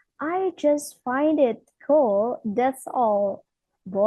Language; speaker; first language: English; non-native, fluent; Indonesian